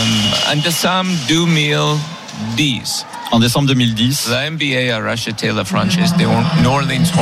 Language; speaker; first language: French; non-native, learner; English